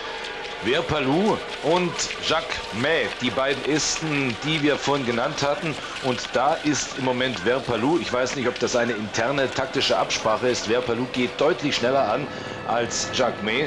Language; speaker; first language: German; native; German